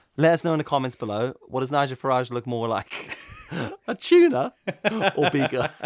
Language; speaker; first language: English; native; English